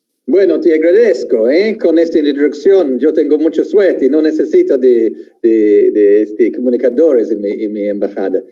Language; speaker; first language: Spanish; non-native, fluent; English